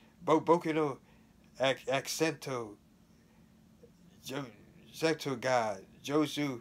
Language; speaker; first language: Japanese; non-native, learner; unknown